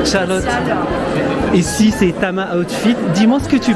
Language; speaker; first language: French; native; French